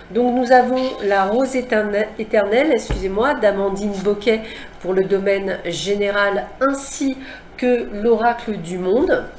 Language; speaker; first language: French; native; French